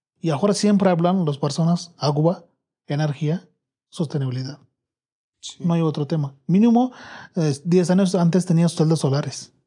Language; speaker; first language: Spanish; non-native, learner; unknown